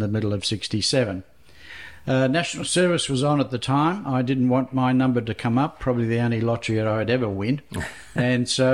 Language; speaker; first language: English; native; English